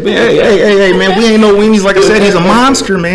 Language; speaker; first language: English; native; English